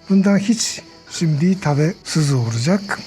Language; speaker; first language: Turkish; non-native, learner; Japanese